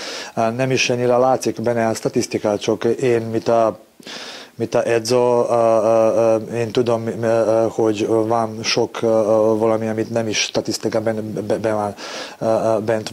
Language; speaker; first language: Hungarian; non-native, learner; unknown